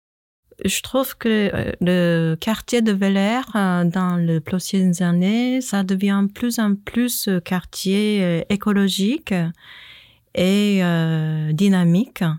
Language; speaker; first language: French; non-native, fluent; Japanese